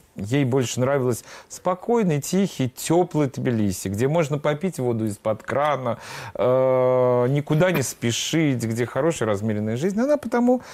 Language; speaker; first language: Russian; native; Russian